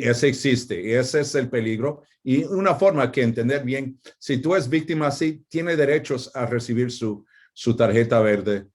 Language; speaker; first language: Spanish; non-native, fluent; English